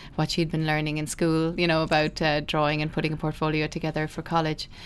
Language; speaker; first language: English; native; English